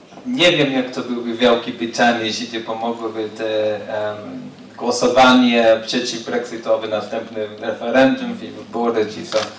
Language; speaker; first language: Polish; non-native, fluent; English